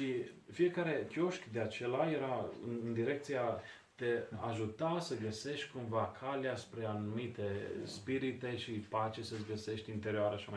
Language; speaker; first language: Romanian; native; Romanian